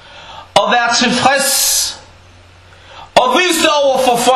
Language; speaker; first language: Danish; non-native, fluent; Arabic